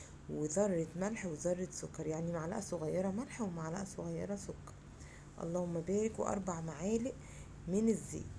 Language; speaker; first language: Arabic; native; Arabic